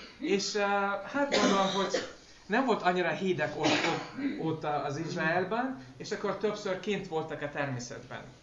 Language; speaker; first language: Hungarian; non-native, learner; Russian